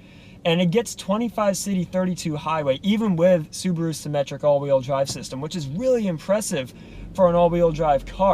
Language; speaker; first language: English; native; English